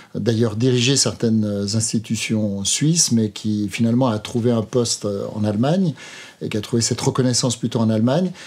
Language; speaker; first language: French; native; French